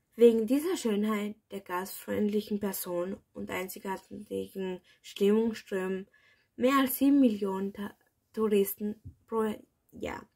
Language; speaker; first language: German; early bilingual, other home language; Spanish